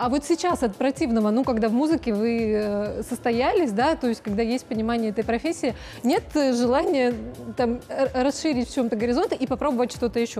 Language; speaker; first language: Russian; native; Russian